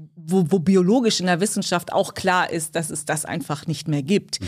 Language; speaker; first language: German; early bilingual, other home language; Turkish